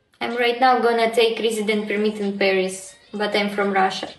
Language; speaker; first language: English; non-native, learner; Russian